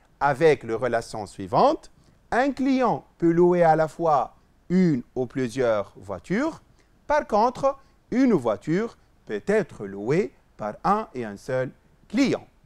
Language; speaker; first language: French; non-native, local second language; Arabic